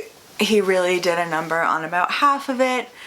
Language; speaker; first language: English; native; English